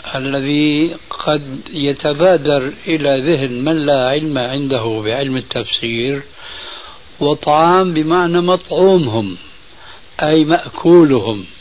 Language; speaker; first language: Arabic; early bilingual, other home language; Albanian